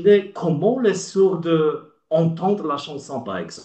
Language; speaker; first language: French; non-native, learner; Polish